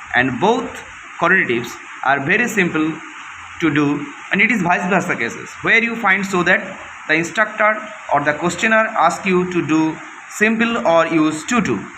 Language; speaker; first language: English; non-native, local second language; Bangla